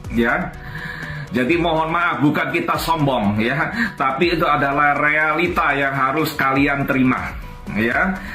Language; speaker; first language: Indonesian; native; Indonesian